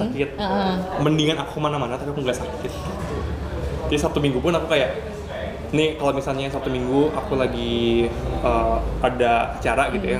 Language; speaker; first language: Indonesian; native; Indonesian